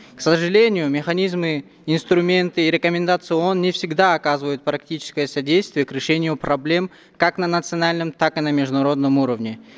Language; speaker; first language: Russian; non-native, local second language; Uzbek